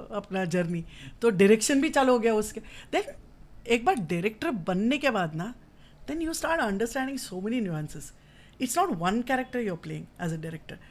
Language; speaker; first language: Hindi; non-native, local second language; Kannada